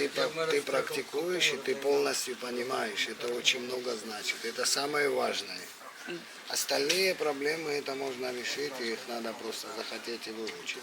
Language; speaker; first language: Russian; non-native, fluent; Georgian